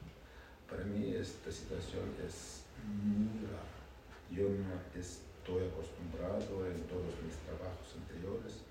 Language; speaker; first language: Spanish; non-native, learner; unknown